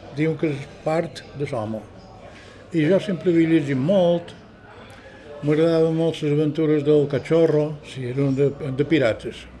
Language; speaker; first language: Catalan; native; Catalan